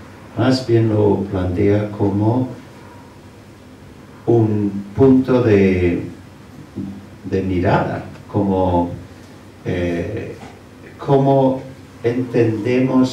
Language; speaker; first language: Spanish; non-native, fluent; English